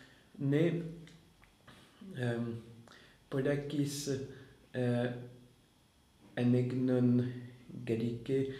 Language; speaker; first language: Greek; non-native, learner; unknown